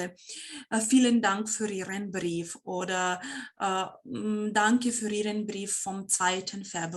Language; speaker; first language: German; non-native, fluent; Serbian